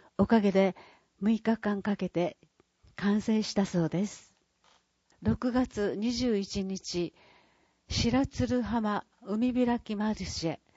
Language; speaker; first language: Japanese; native; Japanese